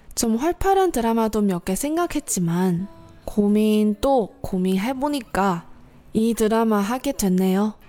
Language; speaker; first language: Korean; non-native, fluent; Chinese